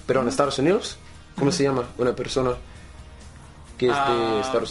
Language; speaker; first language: Spanish; non-native, learner; English